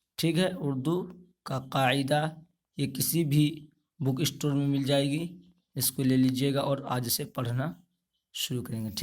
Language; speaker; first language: Urdu; native; Urdu